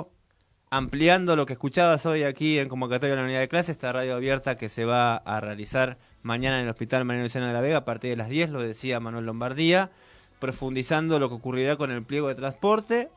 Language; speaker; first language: Spanish; native; Spanish